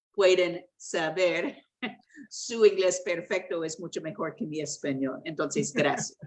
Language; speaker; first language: Spanish; non-native, fluent; English